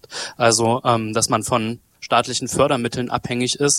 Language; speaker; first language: German; native; German